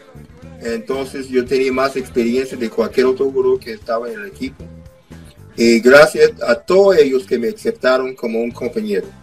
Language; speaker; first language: Spanish; non-native, fluent; English